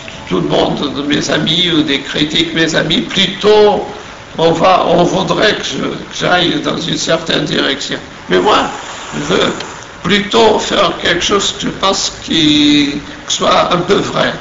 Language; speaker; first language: French; non-native, fluent; Portuguese